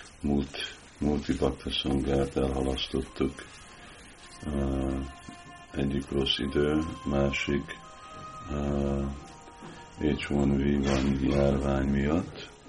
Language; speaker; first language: Hungarian; early bilingual, heritage; Hungarian